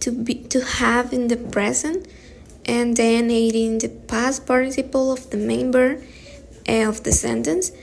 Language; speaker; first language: English; non-native, learner; Spanish